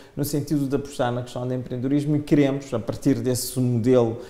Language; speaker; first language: Portuguese; non-native, local second language; Kabuverdianu